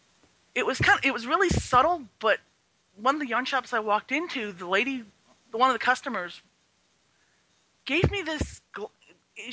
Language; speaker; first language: English; early bilingual, other home language; Chinese